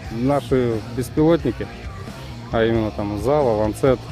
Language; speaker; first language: Russian; native; Russian